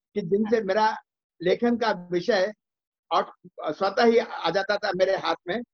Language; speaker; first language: Hindi; native; Hindi